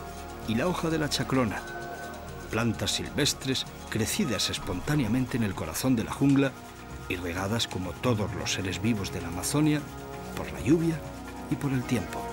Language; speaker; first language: Spanish; native; Spanish